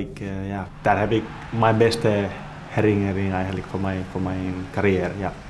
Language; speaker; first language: Dutch; non-native, fluent; Finnish